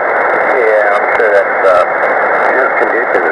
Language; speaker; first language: English; native; English